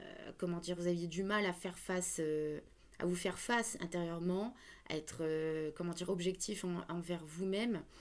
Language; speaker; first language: French; native; French